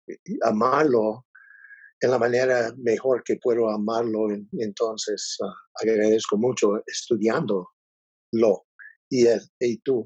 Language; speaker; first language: Spanish; non-native, learner; English